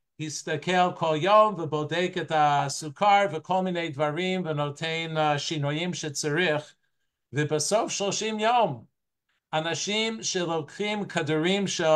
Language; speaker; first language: Hebrew; non-native, fluent; English